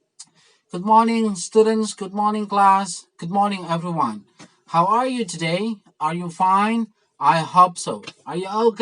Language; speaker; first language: English; non-native, fluent; Indonesian